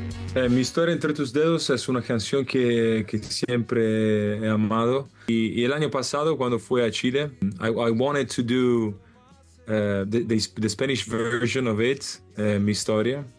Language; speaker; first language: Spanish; non-native, learner; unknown